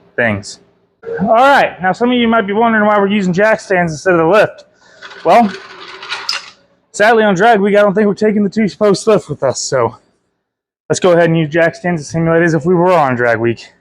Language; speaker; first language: English; native; English